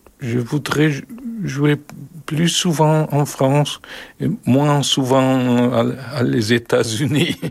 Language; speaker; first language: French; non-native, learner; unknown